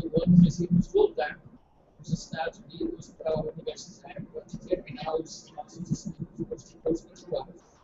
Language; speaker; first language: Portuguese; non-native, fluent; English